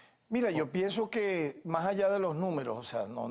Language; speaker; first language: Spanish; native; Spanish